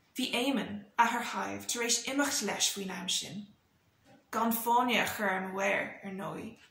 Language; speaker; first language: Irish; non-native, local second language; English